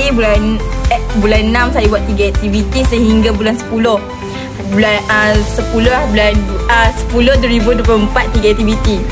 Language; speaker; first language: Malay; native; Malay